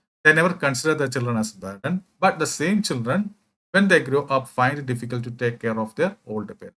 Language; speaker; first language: English; non-native, local second language; Malayalam